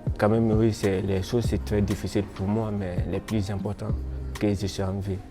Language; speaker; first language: French; non-native, learner; Krio